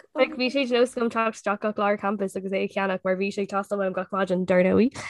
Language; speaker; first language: Irish; non-native, local second language; English